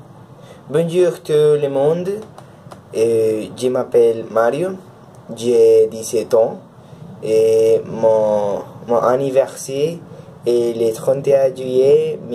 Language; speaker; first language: French; non-native, learner; Spanish